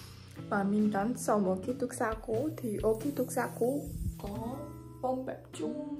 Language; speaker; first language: Vietnamese; non-native, learner; Russian